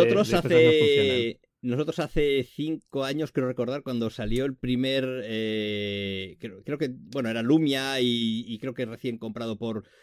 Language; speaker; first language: Spanish; native; Spanish